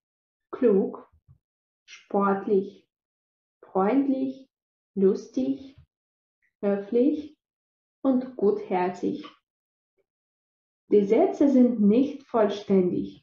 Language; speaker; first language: German; non-native, fluent; Russian